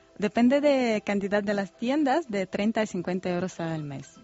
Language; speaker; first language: Spanish; non-native, fluent; Russian